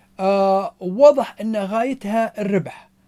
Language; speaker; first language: Arabic; native; Arabic